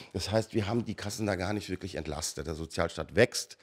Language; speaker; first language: German; native; German